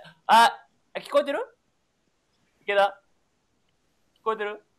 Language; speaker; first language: Japanese; native; Japanese